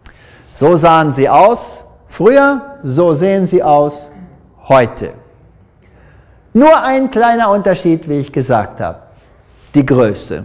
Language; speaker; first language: German; non-native, fluent; English